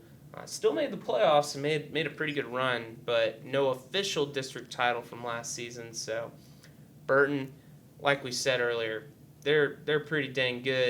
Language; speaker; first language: English; native; English